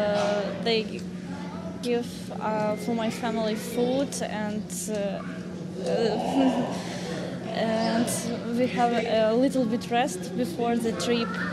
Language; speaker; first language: English; non-native, learner; Ukrainian